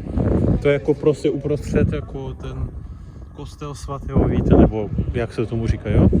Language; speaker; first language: Czech; non-native, fluent; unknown